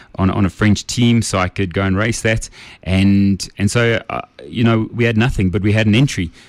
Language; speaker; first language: English; native; English